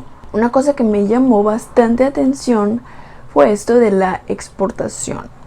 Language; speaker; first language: Spanish; non-native, fluent; Portuguese